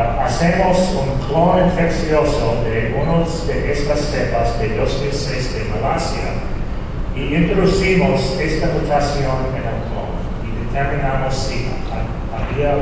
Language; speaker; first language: Spanish; non-native, fluent; English